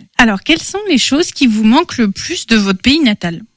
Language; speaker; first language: French; native; French